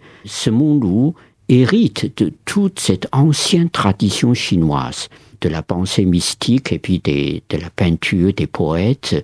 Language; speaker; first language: French; non-native, fluent; Chinese